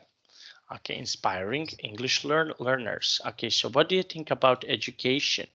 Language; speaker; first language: English; non-native, fluent; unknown